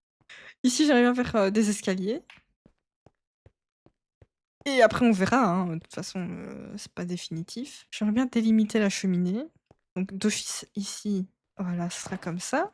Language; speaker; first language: French; native; French